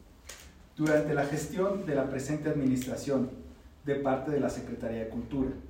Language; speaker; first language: Spanish; native; Spanish